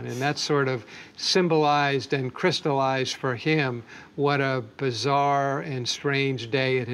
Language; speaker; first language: English; native; English